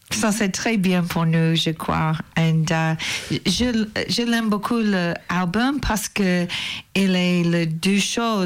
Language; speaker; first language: French; non-native, learner; English